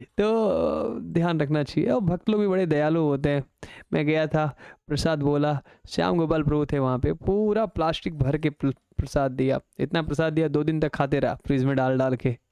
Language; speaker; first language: Hindi; native; Hindi